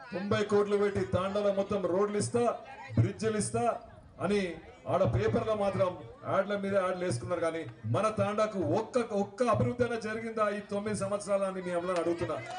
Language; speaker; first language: Telugu; native; Telugu